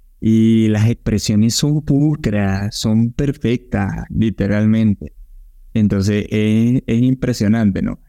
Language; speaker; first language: Spanish; native; Spanish